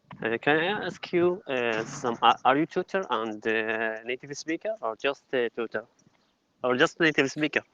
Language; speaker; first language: English; non-native, learner; Arabic